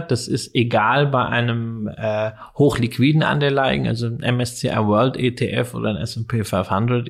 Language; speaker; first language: German; native; German